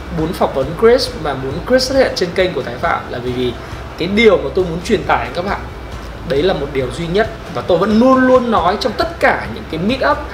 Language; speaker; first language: Vietnamese; native; Vietnamese